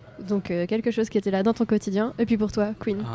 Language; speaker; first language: French; native; French